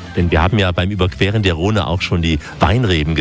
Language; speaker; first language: German; native; German